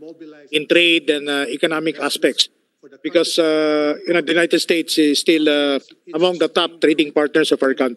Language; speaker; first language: English; non-native, local second language; Filipino